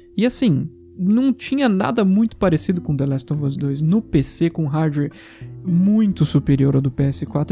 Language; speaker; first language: Portuguese; native; Portuguese